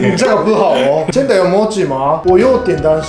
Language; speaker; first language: Chinese; non-native, fluent; Japanese